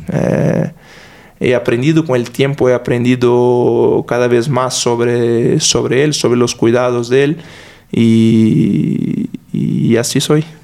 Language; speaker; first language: Spanish; non-native, fluent; Portuguese